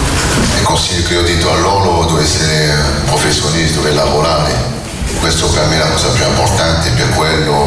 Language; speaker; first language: Italian; non-native, fluent; French